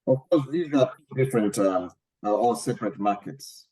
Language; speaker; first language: English; non-native, local second language; Swahili